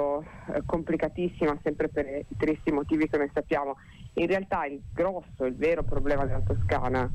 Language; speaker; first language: Italian; native; Italian